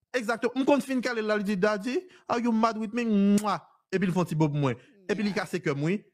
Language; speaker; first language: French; non-native, local second language; Haitian Creole